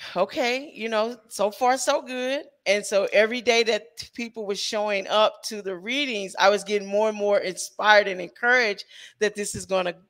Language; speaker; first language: English; native; English